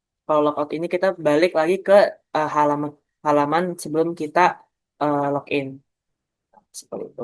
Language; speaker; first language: Indonesian; native; Indonesian